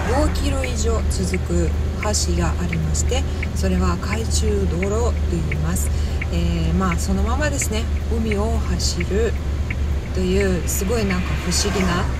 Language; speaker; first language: Japanese; non-native, fluent; Russian